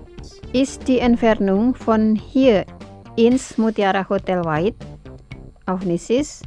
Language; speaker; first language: German; non-native, fluent; Indonesian